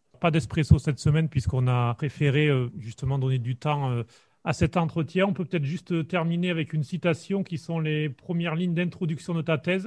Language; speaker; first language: French; native; French